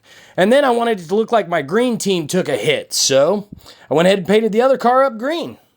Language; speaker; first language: English; native; English